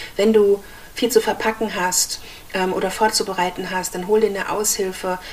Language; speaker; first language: German; native; German